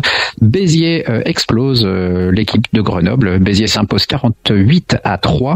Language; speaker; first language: French; native; French